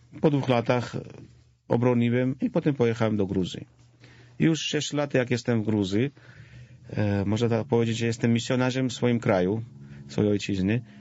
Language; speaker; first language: Polish; non-native, fluent; Georgian